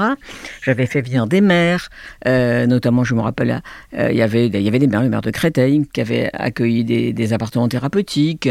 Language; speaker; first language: French; native; French